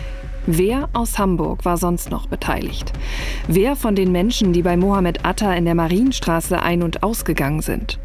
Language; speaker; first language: German; native; German